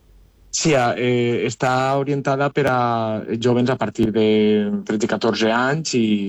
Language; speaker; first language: Catalan; native; Catalan